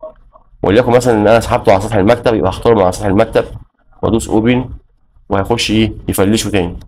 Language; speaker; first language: Arabic; native; Arabic